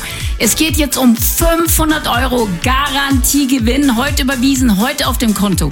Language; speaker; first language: German; native; German